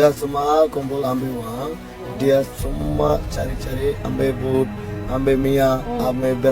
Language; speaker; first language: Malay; non-native, learner; Rohingya